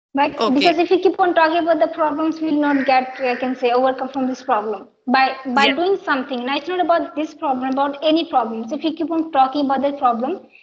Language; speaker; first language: English; non-native, local second language; Hindi